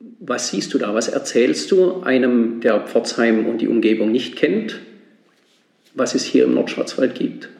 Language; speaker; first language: German; native; German